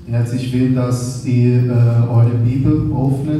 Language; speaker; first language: German; non-native, learner; Portuguese